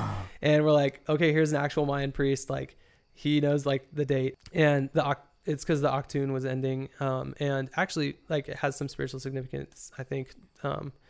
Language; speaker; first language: English; early bilingual, heritage; English